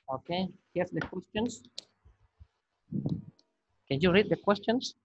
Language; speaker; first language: English; non-native, fluent; Indonesian